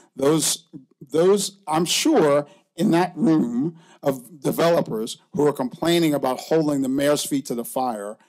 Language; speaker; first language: English; native; English